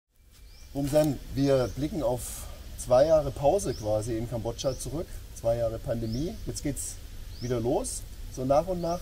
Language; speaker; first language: German; native; German